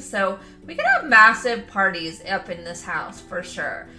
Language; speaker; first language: English; native; English